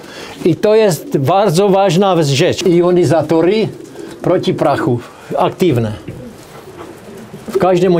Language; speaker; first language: Polish; non-native, learner; Czech